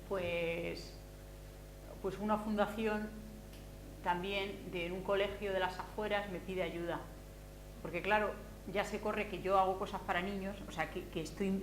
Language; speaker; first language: Spanish; native; Spanish